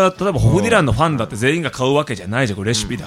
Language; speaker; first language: Japanese; native; Japanese